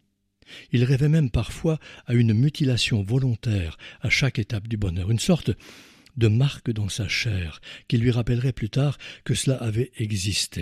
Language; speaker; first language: French; native; French